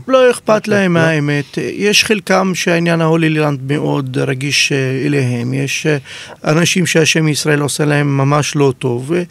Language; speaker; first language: Hebrew; non-native, local second language; Arabic